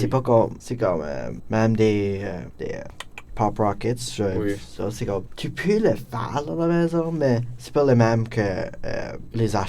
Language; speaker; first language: French; non-native, local second language; English